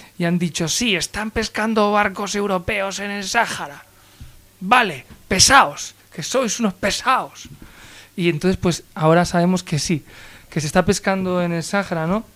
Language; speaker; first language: Spanish; native; Spanish